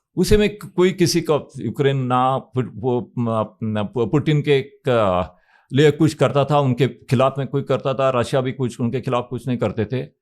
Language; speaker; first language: Hindi; non-native, local second language; Marathi